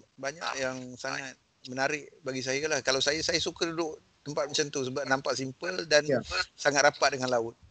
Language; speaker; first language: Malay; native; Malay